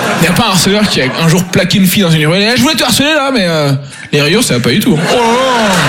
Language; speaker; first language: French; native; French